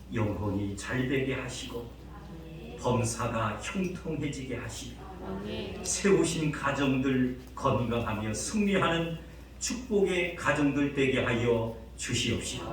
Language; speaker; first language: Korean; native; Korean